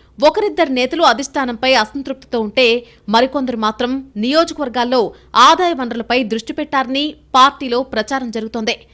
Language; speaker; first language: Telugu; native; Telugu